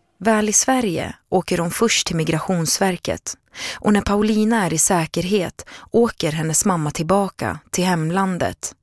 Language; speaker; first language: Swedish; native; Swedish